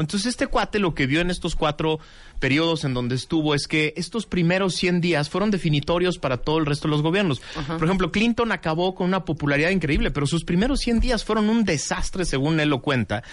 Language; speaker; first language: Spanish; native; Spanish